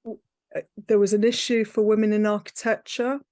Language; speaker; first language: English; native; English